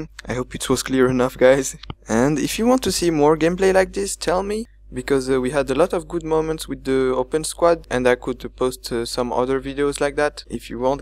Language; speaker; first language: English; non-native, fluent; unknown